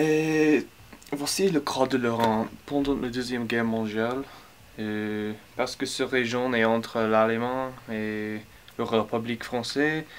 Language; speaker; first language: French; non-native, learner; English